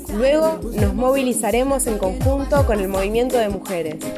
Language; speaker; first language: Spanish; native; Spanish